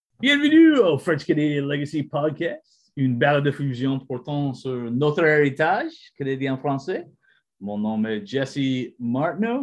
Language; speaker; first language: French; non-native, learner; English